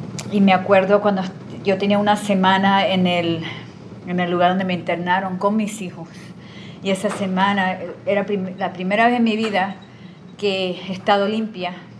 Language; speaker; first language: Spanish; native; Spanish